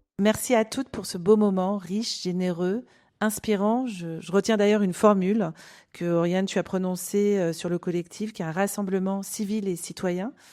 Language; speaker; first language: French; native; French